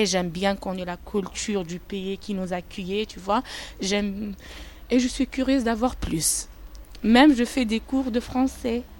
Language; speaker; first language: French; non-native, learner; Arabic